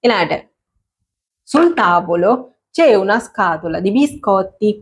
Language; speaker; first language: Italian; non-native, fluent; Sinhala